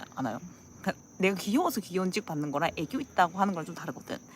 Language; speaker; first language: Korean; native; Korean